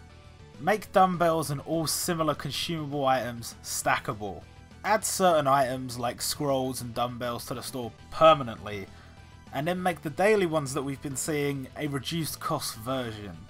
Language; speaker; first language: English; native; English